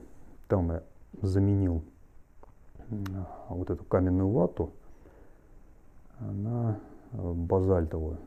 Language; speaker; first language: Russian; native; Russian